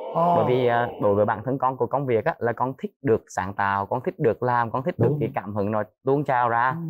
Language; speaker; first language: Vietnamese; native; Vietnamese